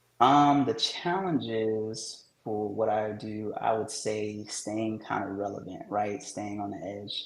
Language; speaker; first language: English; native; English